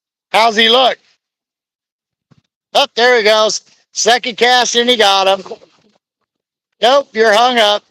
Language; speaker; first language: English; native; English